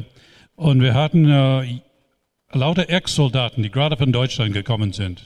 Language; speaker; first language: German; non-native, fluent; English